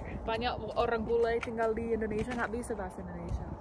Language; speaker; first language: Indonesian; non-native, learner; English